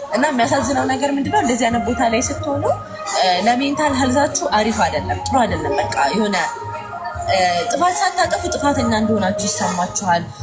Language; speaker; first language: Amharic; native; Amharic